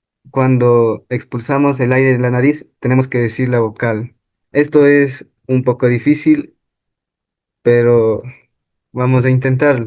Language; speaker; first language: Spanish; non-native, local second language; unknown